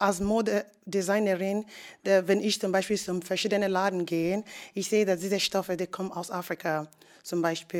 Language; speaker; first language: German; non-native, fluent; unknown